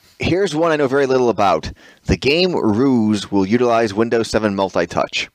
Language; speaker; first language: English; native; English